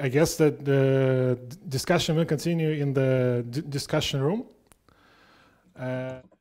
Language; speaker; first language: English; non-native, fluent; Russian